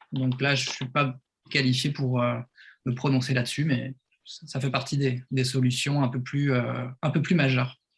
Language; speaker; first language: French; native; French